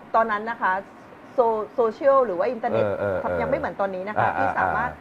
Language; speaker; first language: Thai; native; Thai